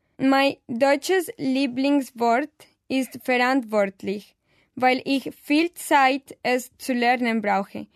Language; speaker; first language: German; non-native, learner; Spanish